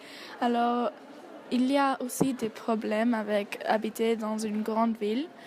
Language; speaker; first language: French; non-native, learner; English